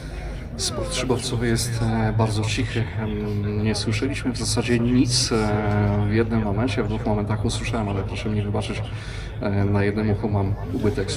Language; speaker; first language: Polish; native; Polish